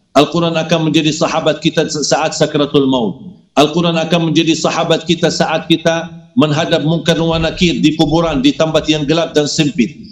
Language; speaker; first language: Malay; non-native, fluent; Arabic